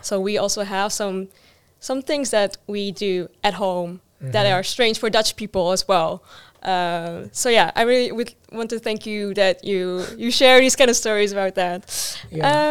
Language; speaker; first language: English; non-native, fluent; Dutch